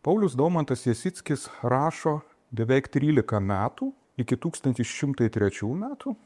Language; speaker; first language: Lithuanian; native; Lithuanian